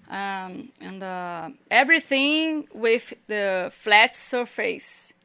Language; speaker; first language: English; non-native, learner; Portuguese